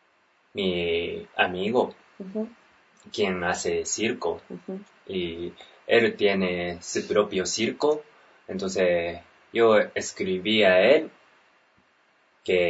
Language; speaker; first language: Spanish; non-native, learner; Japanese